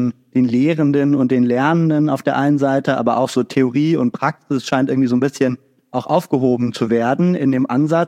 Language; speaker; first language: German; native; German